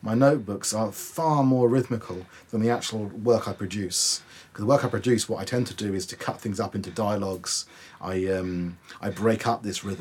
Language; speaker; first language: English; native; English